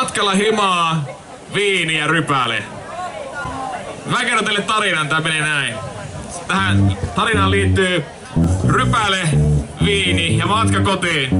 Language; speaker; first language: Finnish; native; Finnish